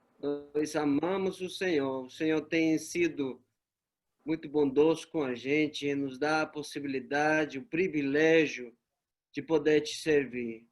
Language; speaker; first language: Portuguese; non-native, fluent; Spanish